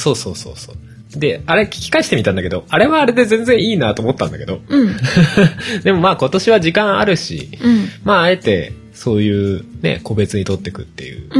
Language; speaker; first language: Japanese; native; Japanese